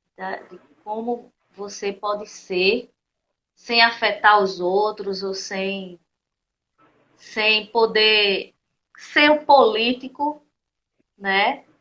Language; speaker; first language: Portuguese; native; Portuguese